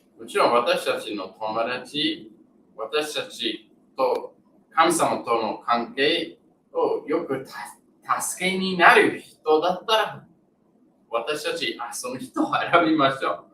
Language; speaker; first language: Japanese; non-native, learner; English